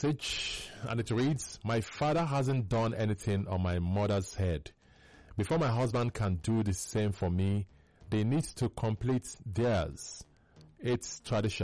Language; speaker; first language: English; non-native, local second language; Igbo